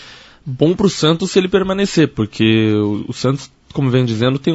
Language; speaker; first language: Portuguese; native; Portuguese